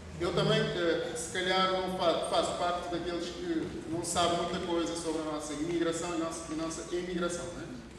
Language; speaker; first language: Portuguese; non-native, local second language; Kabuverdianu